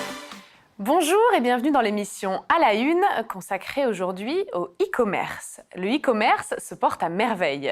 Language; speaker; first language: French; native; French